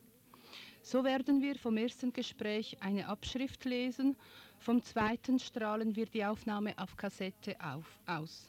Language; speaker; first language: German; native; German